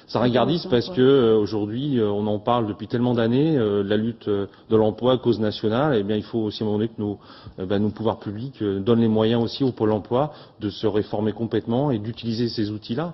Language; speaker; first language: French; native; French